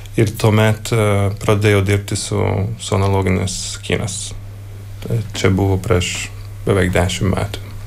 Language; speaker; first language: Lithuanian; non-native, learner; Hungarian